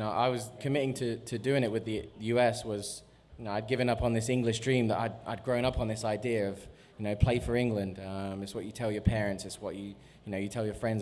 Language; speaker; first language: English; native; English